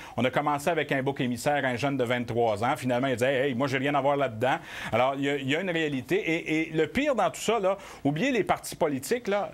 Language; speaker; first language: French; native; French